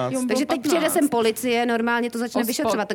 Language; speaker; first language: Czech; native; Czech